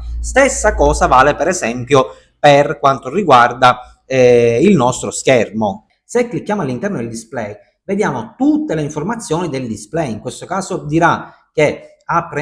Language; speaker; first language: Italian; native; Italian